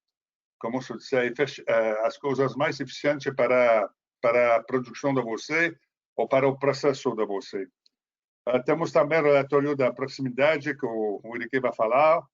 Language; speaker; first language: Portuguese; non-native, fluent; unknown